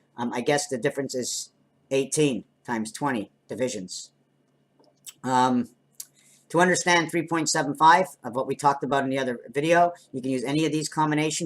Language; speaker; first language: English; native; English